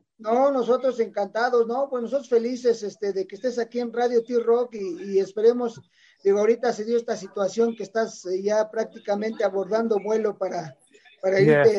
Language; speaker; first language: Spanish; native; Spanish